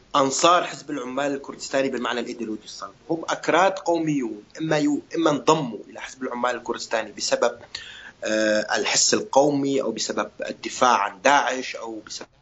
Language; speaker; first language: Arabic; non-native, local second language; Kurdish